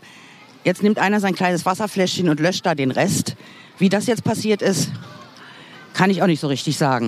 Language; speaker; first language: German; native; German